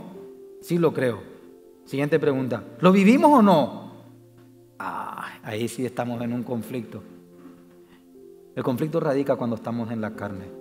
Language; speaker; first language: Spanish; native; Spanish